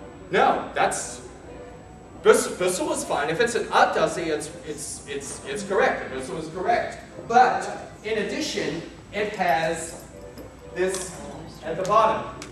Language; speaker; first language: English; native; English